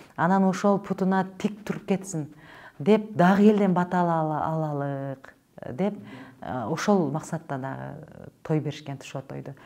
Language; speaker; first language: Kyrgyz; native; Kyrgyz